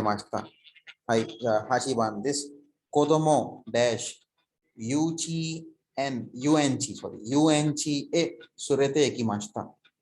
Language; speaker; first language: Japanese; non-native, fluent; Urdu